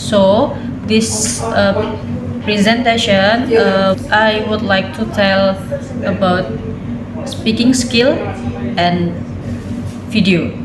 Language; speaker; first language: English; non-native, learner; Indonesian